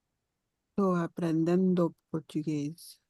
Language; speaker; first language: Portuguese; non-native, learner; English